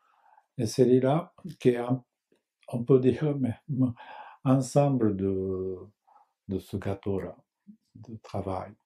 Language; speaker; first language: French; non-native, learner; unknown